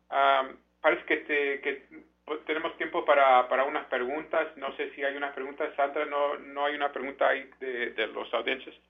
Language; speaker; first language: Spanish; early bilingual, heritage; Spanish